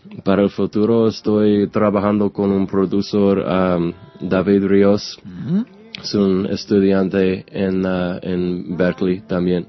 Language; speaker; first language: Spanish; non-native, learner; English